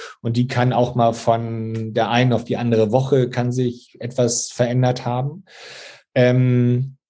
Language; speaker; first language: German; native; German